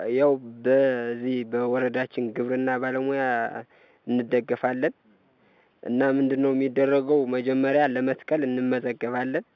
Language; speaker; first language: Amharic; native; Amharic